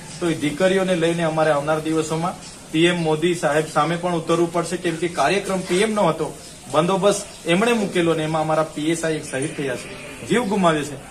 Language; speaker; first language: Gujarati; non-native, local second language; Vasavi